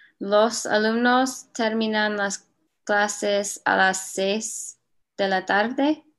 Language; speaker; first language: Spanish; non-native, learner; English